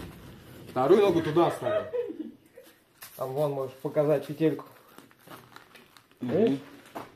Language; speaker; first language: Russian; native; Russian